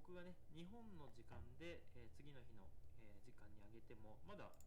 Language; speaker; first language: Japanese; native; Japanese